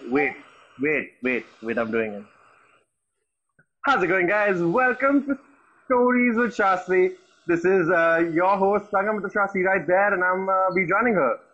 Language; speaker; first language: English; non-native, local second language; Hindi